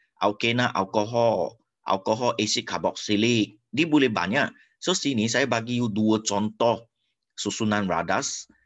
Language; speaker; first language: Malay; non-native, local second language; Chinese